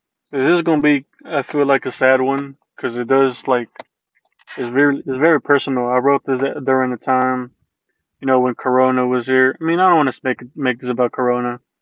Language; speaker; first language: English; early bilingual, other home language; Spanish